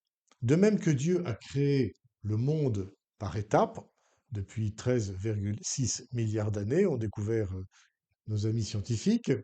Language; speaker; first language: French; native; French